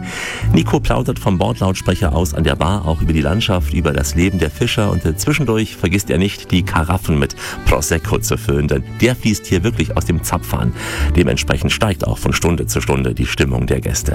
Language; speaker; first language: German; native; German